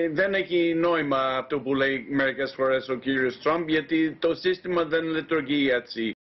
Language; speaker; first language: Greek; non-native, fluent; English